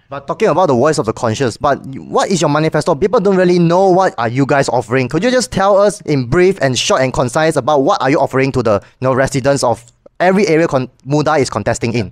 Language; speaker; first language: English; non-native, local second language; Chinese